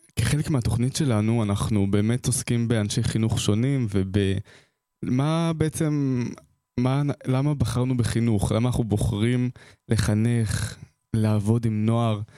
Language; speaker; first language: Hebrew; native; Hebrew